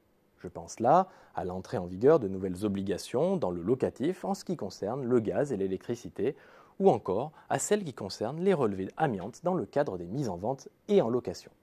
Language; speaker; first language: French; native; French